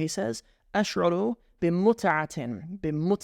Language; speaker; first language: Arabic; non-native, fluent; English